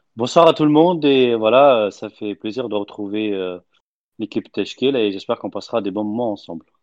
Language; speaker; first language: French; non-native, local second language; Arabic